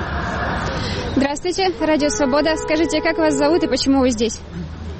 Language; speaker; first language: Russian; native; Russian